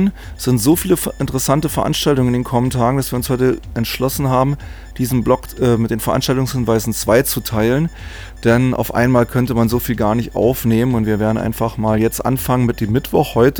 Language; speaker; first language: German; native; German